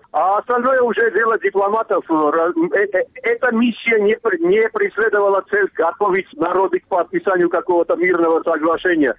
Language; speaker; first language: Russian; non-native, local second language; Armenian